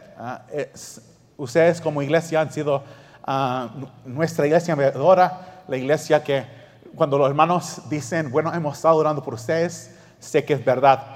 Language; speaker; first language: Spanish; early bilingual, heritage; Spanish